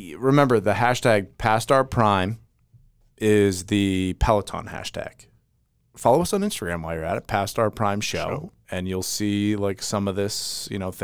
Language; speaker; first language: English; native; English